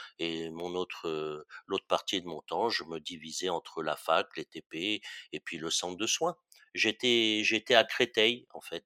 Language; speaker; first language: French; early bilingual, other home language; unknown